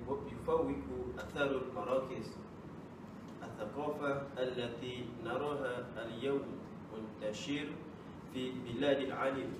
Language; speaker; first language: Arabic; non-native, learner; Malay